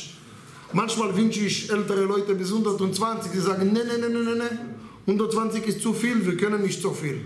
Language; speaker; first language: German; non-native, learner; Hebrew